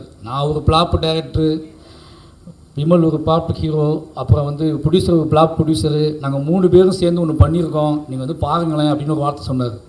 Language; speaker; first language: Tamil; native; Tamil